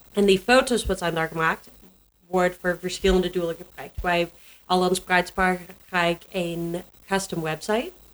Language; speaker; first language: Dutch; non-native, learner; English